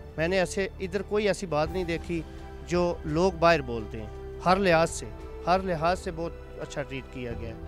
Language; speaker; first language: Urdu; non-native, local second language; Punjabi